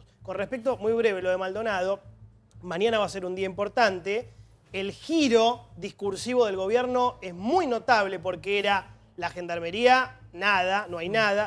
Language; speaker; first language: Spanish; native; Spanish